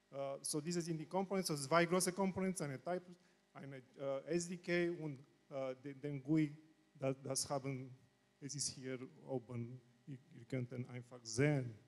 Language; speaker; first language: German; non-native, learner; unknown